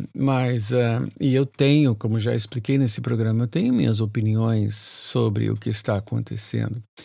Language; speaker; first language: Portuguese; early bilingual, other home language; English